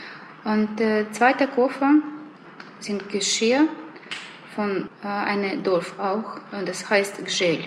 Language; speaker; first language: German; non-native, learner; Russian